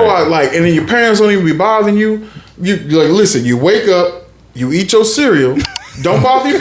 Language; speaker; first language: English; native; English